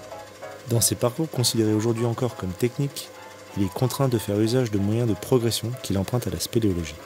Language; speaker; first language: French; native; French